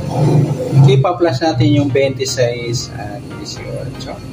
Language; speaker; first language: Filipino; native; Filipino